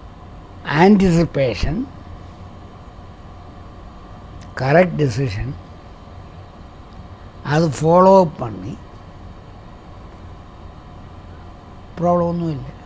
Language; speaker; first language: Tamil; non-native, local second language; Malayalam